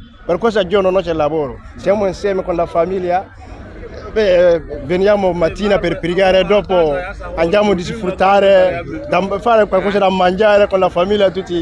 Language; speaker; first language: Italian; non-native, learner; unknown